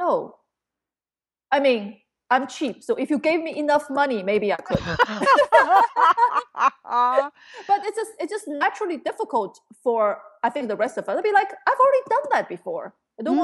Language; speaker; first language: English; non-native, fluent; Chinese